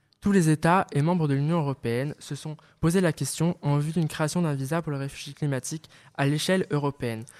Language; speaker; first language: French; native; French